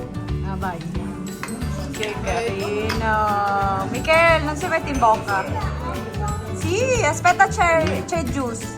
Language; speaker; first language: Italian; non-native, learner; Filipino